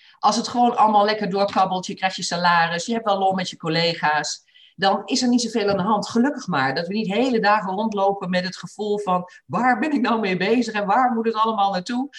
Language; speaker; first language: Dutch; native; Dutch